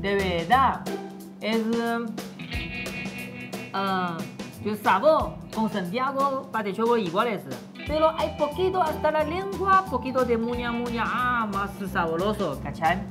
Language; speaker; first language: Spanish; non-native, learner; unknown